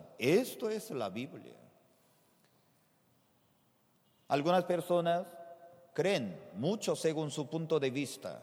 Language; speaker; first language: Spanish; non-native, fluent; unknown